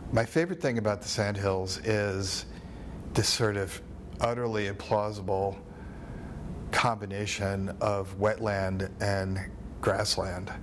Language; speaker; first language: English; native; English